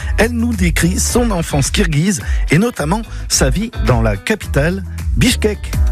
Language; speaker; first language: French; native; French